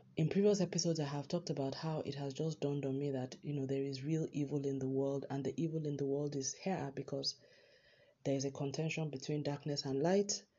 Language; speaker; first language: English; non-native, local second language; Yoruba